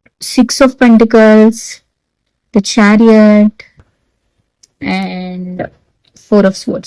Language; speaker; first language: English; non-native, local second language; Telugu